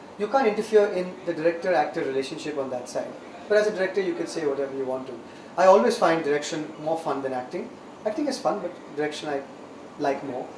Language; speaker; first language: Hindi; non-native, local second language; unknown